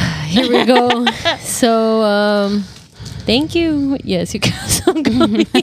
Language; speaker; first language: English; early bilingual, other home language; Spanish